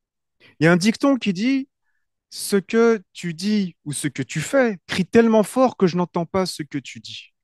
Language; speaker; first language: French; native; French